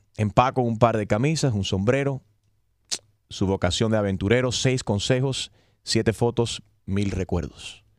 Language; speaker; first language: Spanish; early bilingual, heritage; Spanish